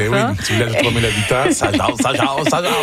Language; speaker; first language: French; native; French